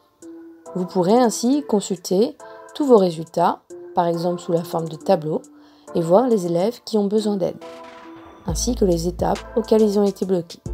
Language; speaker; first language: French; native; French